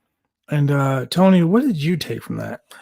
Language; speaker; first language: English; native; English